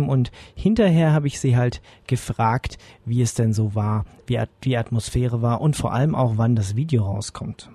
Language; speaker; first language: German; native; German